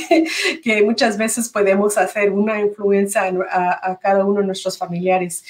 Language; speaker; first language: Spanish; early bilingual, heritage; Spanish